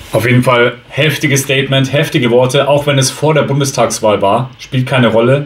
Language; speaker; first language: German; native; German